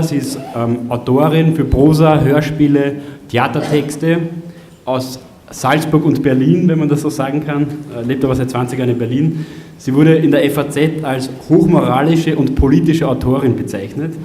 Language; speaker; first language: German; native; German